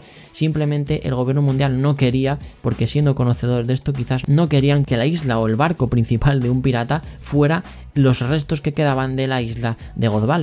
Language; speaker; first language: Spanish; native; Spanish